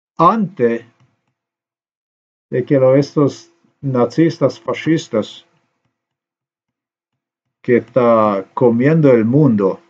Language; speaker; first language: Spanish; non-native, learner; Slovenian